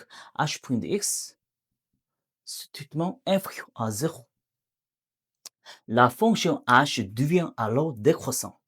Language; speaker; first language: French; non-native, learner; Korean